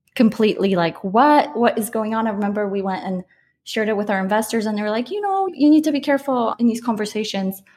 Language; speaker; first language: English; early bilingual, other home language; Polish